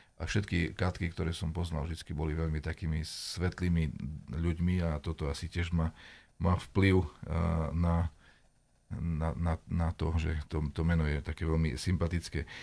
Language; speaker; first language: Slovak; native; Slovak